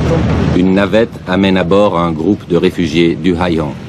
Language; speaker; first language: French; native; French